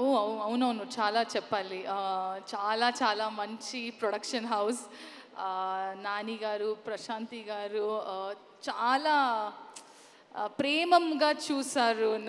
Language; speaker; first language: Telugu; non-native, learner; Kannada